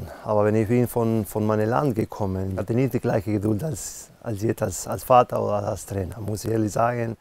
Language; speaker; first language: German; non-native, fluent; Spanish